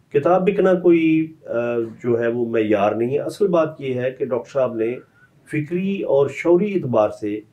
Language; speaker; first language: Urdu; non-native, local second language; Punjabi